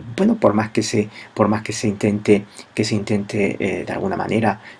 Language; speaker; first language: Spanish; native; Spanish